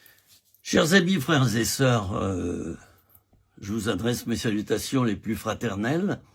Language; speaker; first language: French; native; French